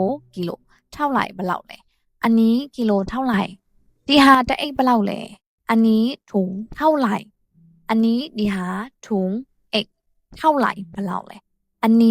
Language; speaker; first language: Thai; non-native, fluent; Burmese